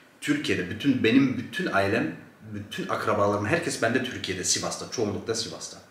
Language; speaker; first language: Turkish; native; Turkish